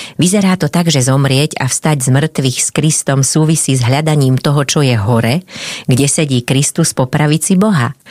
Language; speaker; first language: Slovak; native; Slovak